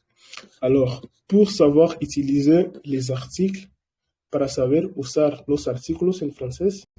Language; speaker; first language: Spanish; non-native, fluent; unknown